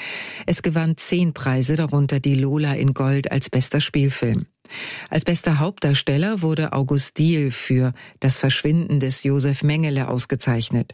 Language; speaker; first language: German; native; German